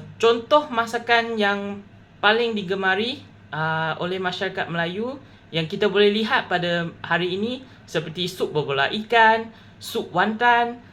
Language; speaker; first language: Malay; non-native, local second language; Chinese